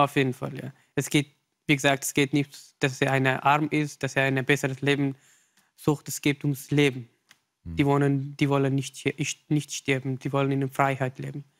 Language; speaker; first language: German; non-native, learner; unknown